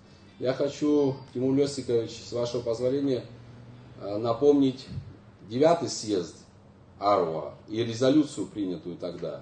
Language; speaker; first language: Russian; native; Russian